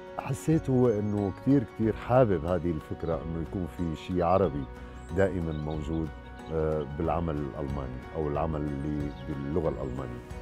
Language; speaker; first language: Arabic; native; Arabic